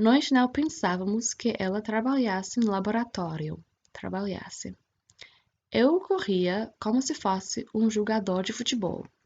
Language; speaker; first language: Portuguese; non-native, fluent; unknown